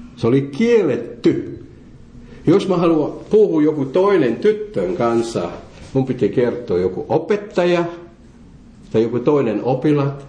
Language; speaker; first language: Finnish; non-native, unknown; Morisyen